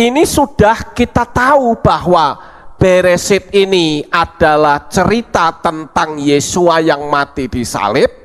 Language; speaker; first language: Indonesian; native; Indonesian